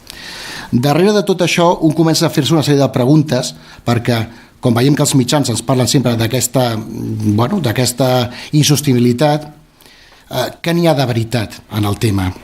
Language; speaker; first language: Catalan; native; Catalan